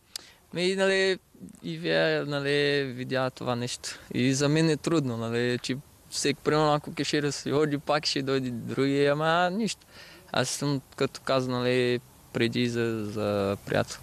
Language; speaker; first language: Bulgarian; non-native, learner; Portuguese